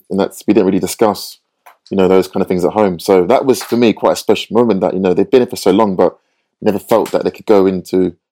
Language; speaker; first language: English; native; English